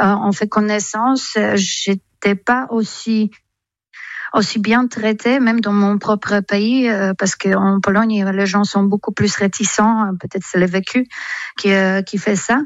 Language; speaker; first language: French; non-native, fluent; Polish